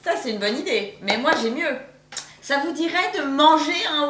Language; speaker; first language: French; native; French